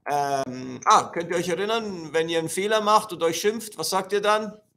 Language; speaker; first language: German; non-native, fluent; Italian